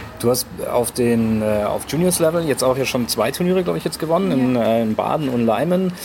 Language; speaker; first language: German; native; German